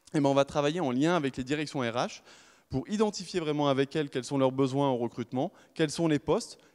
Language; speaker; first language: French; native; French